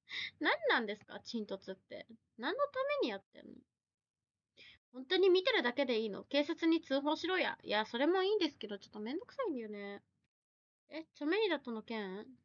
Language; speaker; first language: Japanese; native; Japanese